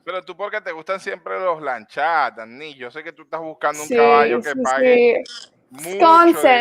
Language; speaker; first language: Spanish; native; Spanish